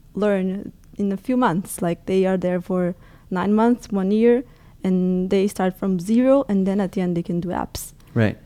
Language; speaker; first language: English; non-native, fluent; Portuguese